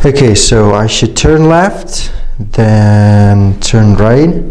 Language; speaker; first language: English; non-native, fluent; Slovak